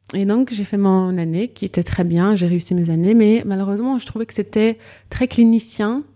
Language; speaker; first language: French; non-native, local second language; Arabic